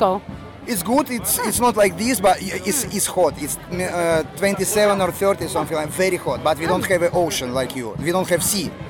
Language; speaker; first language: English; non-native, learner; Russian